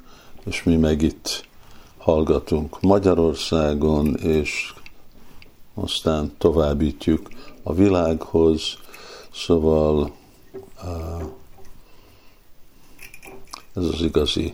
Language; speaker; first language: Hungarian; early bilingual, heritage; Hungarian